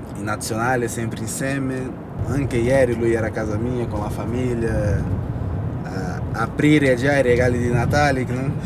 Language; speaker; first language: Italian; non-native, fluent; Portuguese